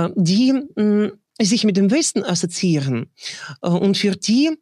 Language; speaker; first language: German; non-native, fluent; Russian